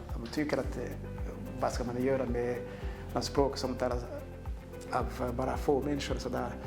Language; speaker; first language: Swedish; non-native, fluent; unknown